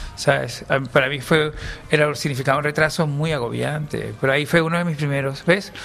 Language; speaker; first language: Spanish; native; Spanish